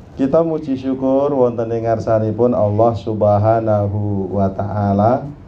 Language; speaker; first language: Javanese; native; Javanese